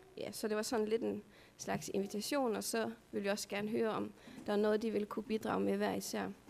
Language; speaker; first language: Danish; native; Danish